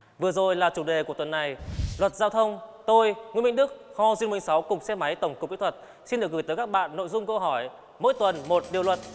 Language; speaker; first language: Vietnamese; native; Vietnamese